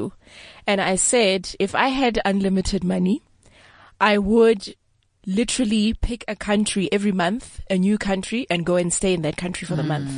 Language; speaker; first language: English; non-native, local second language; Southern Sotho